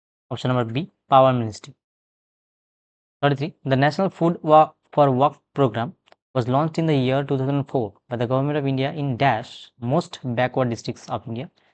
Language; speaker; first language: English; non-native, local second language; Bangla